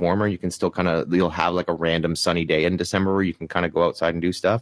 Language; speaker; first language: English; native; English